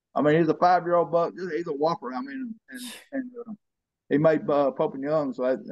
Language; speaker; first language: English; native; English